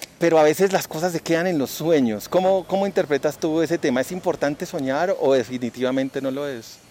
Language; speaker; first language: Spanish; native; Spanish